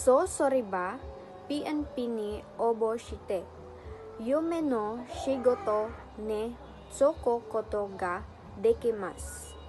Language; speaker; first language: Japanese; non-native, learner; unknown